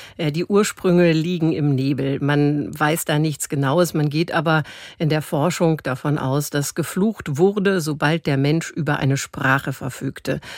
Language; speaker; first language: German; native; German